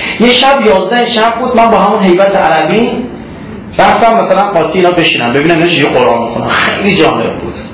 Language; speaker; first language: Persian; non-native, local second language; Azerbaijani